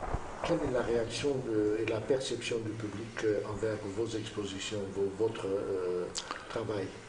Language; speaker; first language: French; non-native, fluent; Romanian